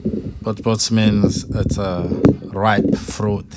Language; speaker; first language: English; non-native, fluent; Malagasy